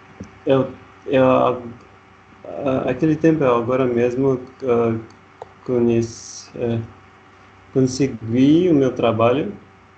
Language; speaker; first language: Portuguese; non-native, learner; Russian